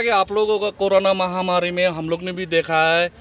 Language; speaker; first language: Hindi; non-native, local second language; Nepali